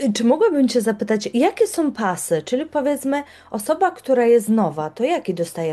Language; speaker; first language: Polish; native; Polish